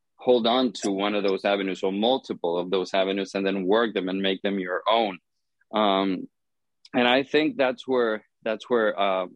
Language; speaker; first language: English; non-native, fluent; Spanish